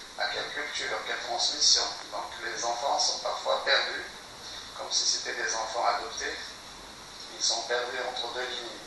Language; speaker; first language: French; non-native, local second language; Kabyle